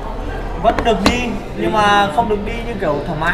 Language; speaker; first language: Vietnamese; native; Vietnamese